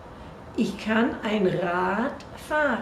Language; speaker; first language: German; non-native, fluent; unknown